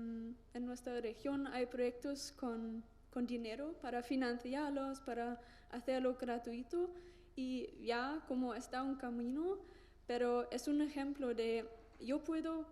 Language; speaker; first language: Spanish; non-native, learner; German